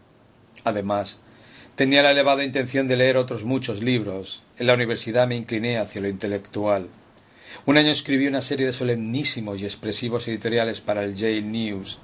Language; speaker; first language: Spanish; native; Spanish